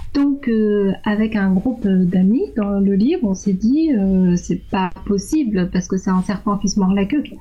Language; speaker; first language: French; non-native, fluent; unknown